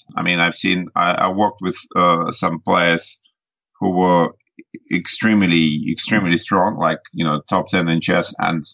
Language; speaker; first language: English; non-native, fluent; Russian